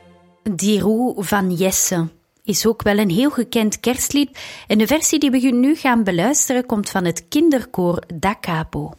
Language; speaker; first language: Dutch; native; Dutch